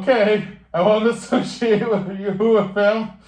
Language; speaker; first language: English; native; English